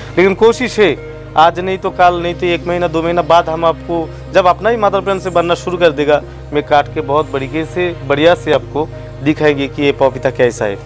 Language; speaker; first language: Hindi; non-native, local second language; Bangla